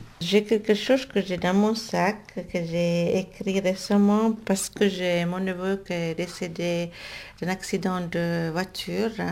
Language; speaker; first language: French; non-native, fluent; Italian